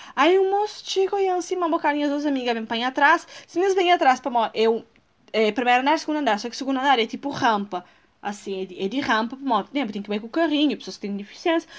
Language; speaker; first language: Portuguese; non-native, local second language; Kabuverdianu